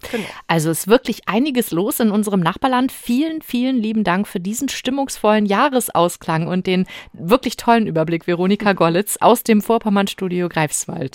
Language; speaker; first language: German; native; German